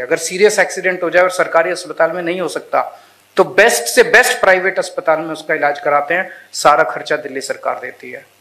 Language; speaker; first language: Hindi; native; Hindi